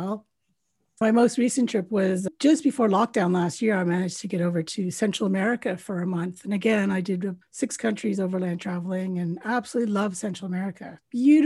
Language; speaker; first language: English; native; English